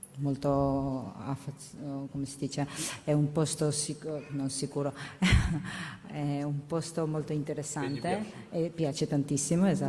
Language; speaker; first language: Italian; non-native, learner; Georgian